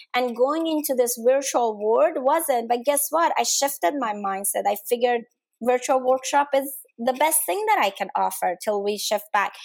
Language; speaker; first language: English; non-native, fluent; Danish